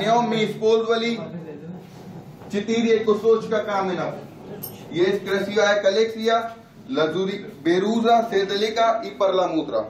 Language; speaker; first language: Russian; non-native, learner; Hindi